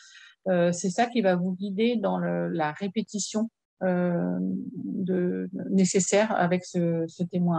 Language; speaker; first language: French; native; French